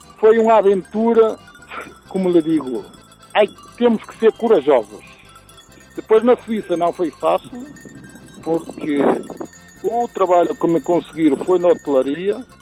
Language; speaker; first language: Portuguese; native; Portuguese